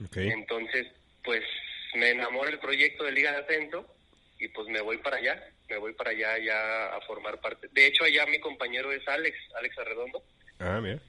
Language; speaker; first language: Spanish; native; Spanish